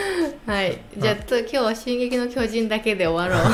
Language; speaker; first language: Japanese; non-native, fluent; English